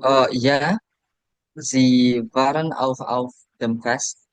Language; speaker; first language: German; non-native, learner; Indonesian